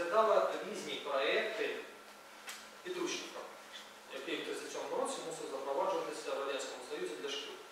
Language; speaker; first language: Ukrainian; native; Ukrainian